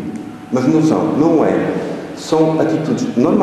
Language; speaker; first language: Portuguese; native; Portuguese